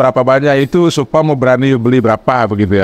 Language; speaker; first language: Indonesian; native; Indonesian